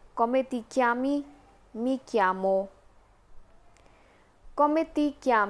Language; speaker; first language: Italian; non-native, fluent; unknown